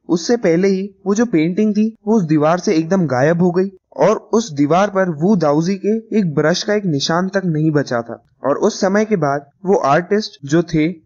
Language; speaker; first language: Hindi; non-native, local second language; Gujarati